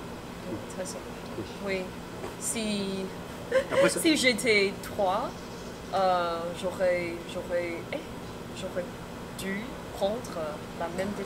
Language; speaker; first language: French; non-native, fluent; Chinese